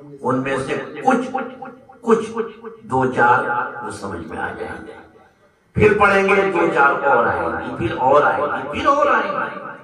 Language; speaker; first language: Urdu; native; Urdu